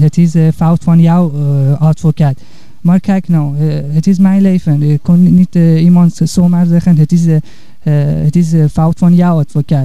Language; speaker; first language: Dutch; non-native, learner; Persian